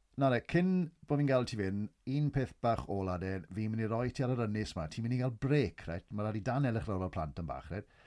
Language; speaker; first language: Welsh; native; Welsh